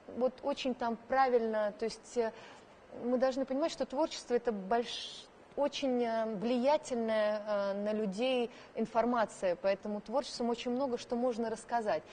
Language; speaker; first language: Russian; native; Russian